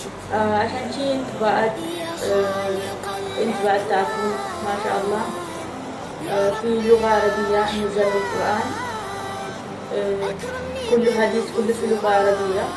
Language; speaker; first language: Arabic; non-native, learner; Oromo